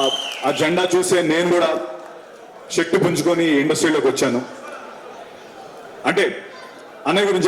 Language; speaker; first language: Telugu; native; Telugu